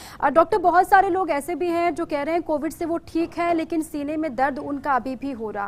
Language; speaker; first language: Hindi; native; Hindi